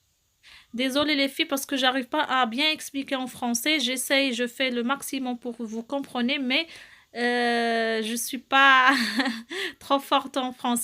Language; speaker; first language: French; non-native, local second language; Arabic